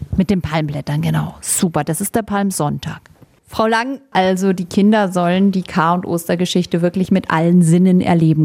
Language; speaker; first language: German; native; German